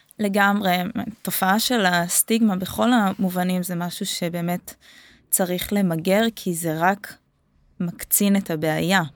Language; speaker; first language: Hebrew; native; Hebrew